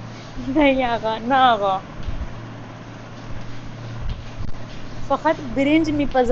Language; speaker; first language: Persian; non-native, learner; Urdu